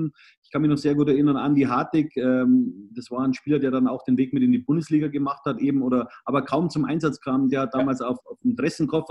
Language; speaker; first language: German; native; German